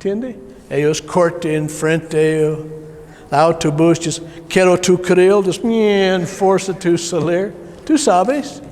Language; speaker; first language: Spanish; non-native, learner; English